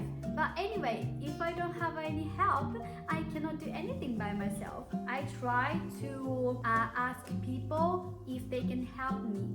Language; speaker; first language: English; non-native, fluent; Japanese